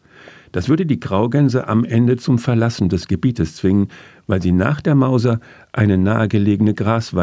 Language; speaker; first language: German; native; German